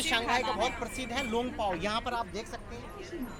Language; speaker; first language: Hindi; native; Hindi